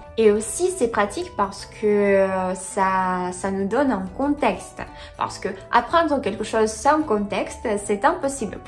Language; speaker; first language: French; non-native, fluent; Russian